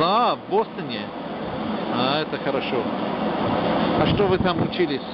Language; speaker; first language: Russian; non-native, fluent; English